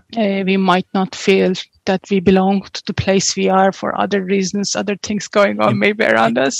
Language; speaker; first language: English; non-native, fluent; Turkish